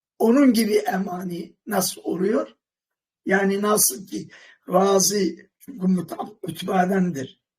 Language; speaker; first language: Turkish; non-native, local second language; Kurdish